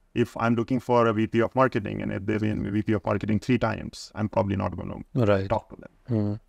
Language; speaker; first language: English; non-native, local second language; Hindi